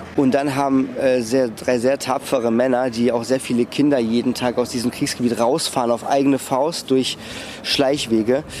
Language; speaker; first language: German; early bilingual, other home language; Russian